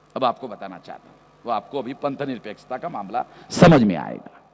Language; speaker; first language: Hindi; non-native, local second language; Marathi